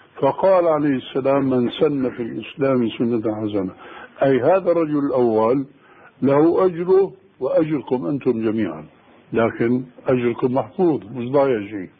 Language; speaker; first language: Arabic; early bilingual, other home language; Albanian